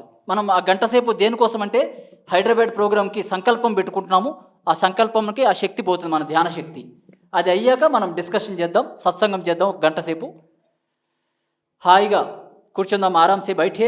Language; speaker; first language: Telugu; native; Telugu